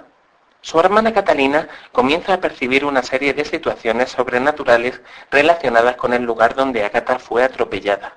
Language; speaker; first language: Spanish; native; Spanish